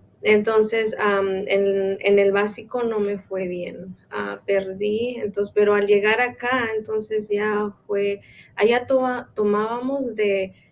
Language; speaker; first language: Spanish; non-native, local second language; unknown